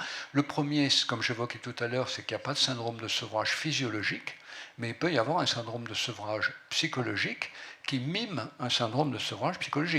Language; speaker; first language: French; native; French